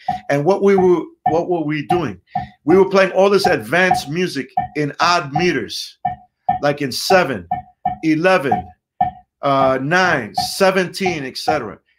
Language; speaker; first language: English; early bilingual, other home language; Spanish